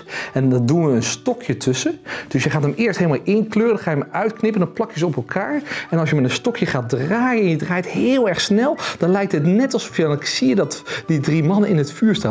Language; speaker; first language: Dutch; native; Dutch